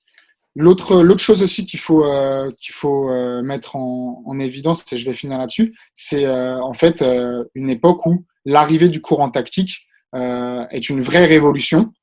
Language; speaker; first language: French; native; French